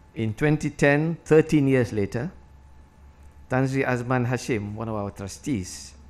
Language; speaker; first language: English; non-native, local second language; Malay